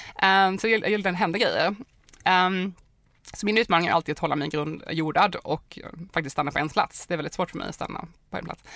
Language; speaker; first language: Swedish; native; Swedish